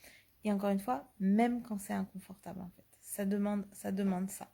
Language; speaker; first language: French; native; French